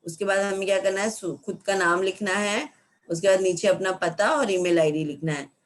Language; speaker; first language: Hindi; non-native, local second language; Marathi